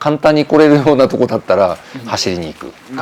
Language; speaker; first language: Japanese; native; Japanese